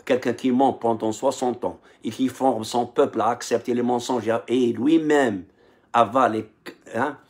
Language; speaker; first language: French; non-native, local second language; Arabic